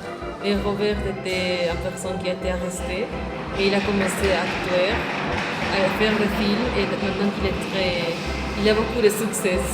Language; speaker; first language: French; non-native, learner; Spanish